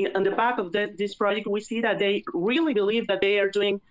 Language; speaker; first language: English; non-native, learner; Spanish